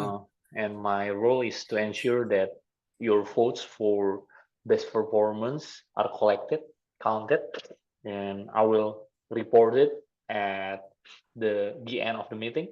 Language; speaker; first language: English; non-native, fluent; Indonesian